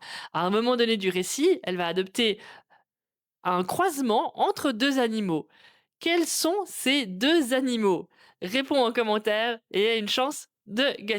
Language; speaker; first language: French; native; French